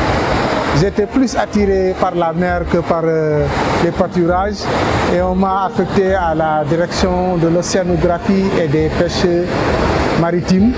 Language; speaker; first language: French; non-native, local second language; Wolof